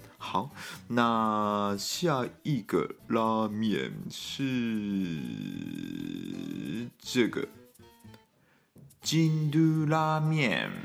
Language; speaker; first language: Chinese; non-native, fluent; Japanese